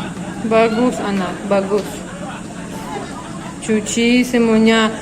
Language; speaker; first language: Indonesian; non-native, learner; Russian